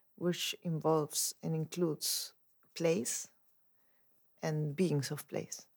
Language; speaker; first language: English; non-native, fluent; Spanish